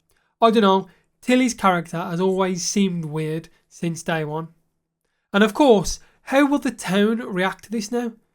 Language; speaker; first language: English; native; English